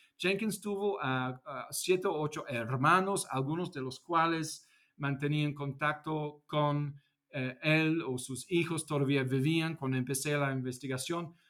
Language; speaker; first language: Spanish; non-native, fluent; English